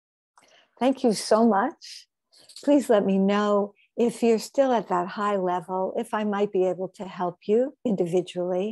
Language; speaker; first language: English; native; English